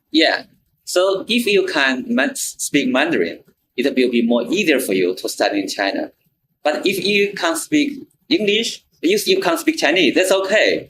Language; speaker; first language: English; non-native, learner; Chinese